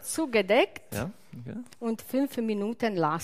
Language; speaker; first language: German; non-native, learner; Italian